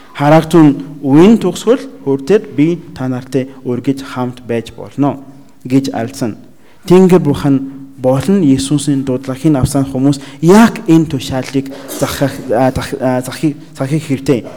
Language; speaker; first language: Mongolian; non-native, learner; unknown